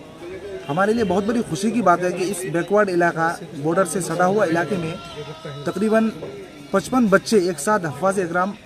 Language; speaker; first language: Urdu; non-native, local second language; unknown